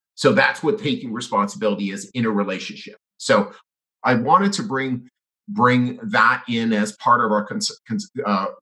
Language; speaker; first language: English; native; English